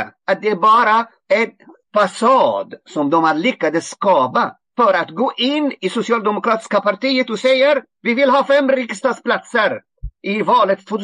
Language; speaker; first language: Swedish; non-native, fluent; Arabic